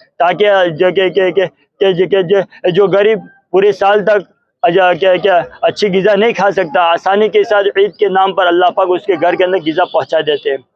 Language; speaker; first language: Urdu; non-native, local second language; Gujarati